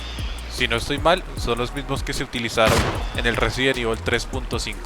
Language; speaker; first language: Spanish; native; Spanish